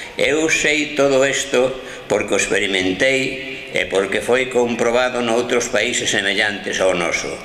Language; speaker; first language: Galician; native; Galician